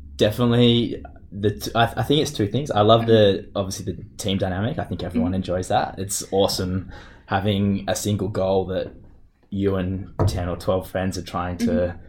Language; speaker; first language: English; native; English